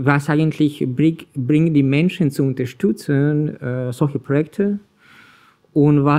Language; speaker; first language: German; non-native, learner; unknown